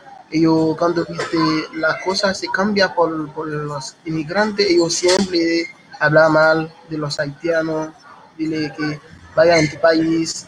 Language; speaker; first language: Spanish; non-native, learner; Haitian Creole